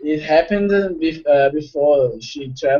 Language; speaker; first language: English; non-native, fluent; Portuguese